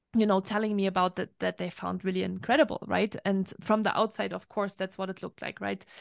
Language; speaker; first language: English; non-native, fluent; German